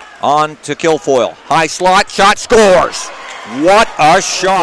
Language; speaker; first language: English; native; English